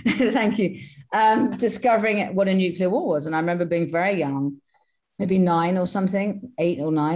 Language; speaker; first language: English; native; English